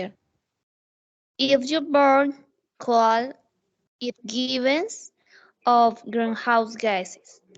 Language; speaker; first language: English; non-native, learner; Spanish